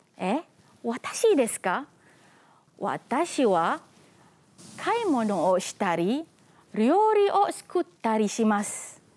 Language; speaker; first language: Japanese; non-native, fluent; Malay